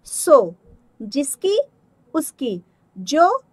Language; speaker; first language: Hindi; non-native, local second language; Telugu